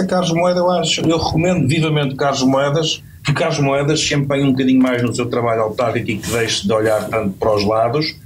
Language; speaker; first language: Portuguese; native; Portuguese